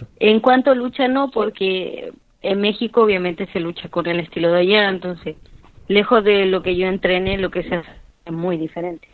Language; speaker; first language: Spanish; native; Spanish